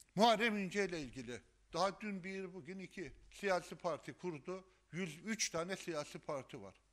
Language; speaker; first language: Turkish; native; Turkish